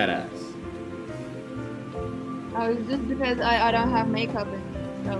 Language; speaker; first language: English; non-native, fluent; Russian